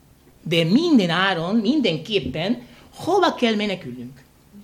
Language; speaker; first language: Hungarian; non-native, fluent; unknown